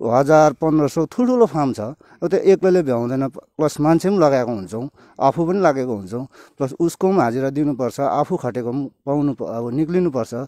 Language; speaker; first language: Nepali; native; Nepali